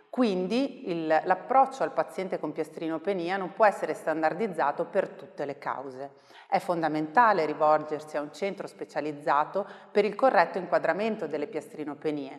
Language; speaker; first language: Italian; native; Italian